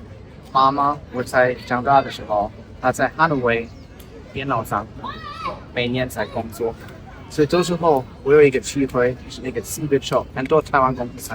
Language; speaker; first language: Chinese; non-native, learner; German